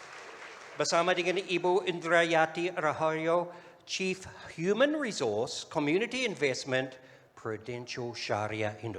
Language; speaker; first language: Indonesian; non-native, fluent; English